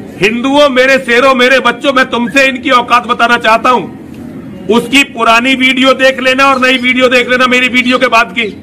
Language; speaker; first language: Hindi; native; Hindi